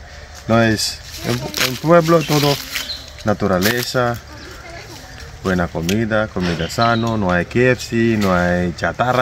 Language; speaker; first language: Spanish; non-native, learner; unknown